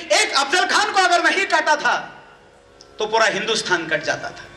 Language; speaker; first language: Hindi; non-native, local second language; Marathi